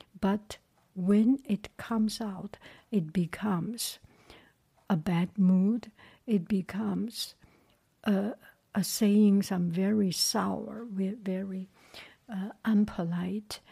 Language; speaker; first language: English; non-native, fluent; Chinese